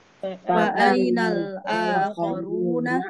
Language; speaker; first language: Arabic; non-native, learner; Indonesian